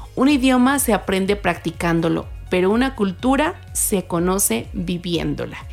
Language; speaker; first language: Spanish; native; Spanish